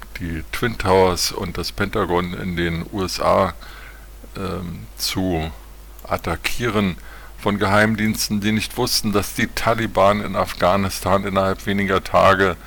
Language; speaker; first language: German; native; German